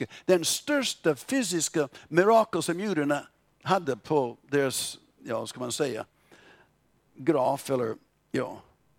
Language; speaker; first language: Swedish; non-native, fluent; English